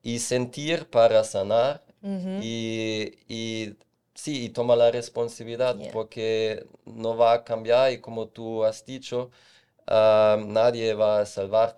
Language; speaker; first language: Spanish; non-native, fluent; German